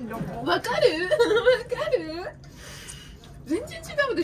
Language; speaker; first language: Japanese; non-native, fluent; Italian